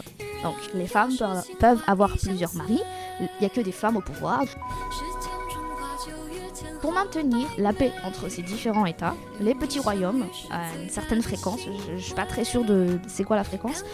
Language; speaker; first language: French; native; French